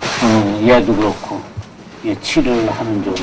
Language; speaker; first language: Korean; native; Korean